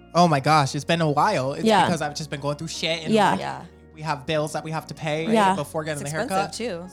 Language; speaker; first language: English; native; English